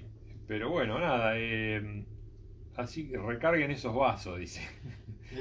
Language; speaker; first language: Spanish; native; Spanish